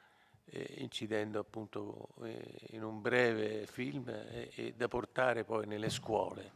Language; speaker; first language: Italian; native; Italian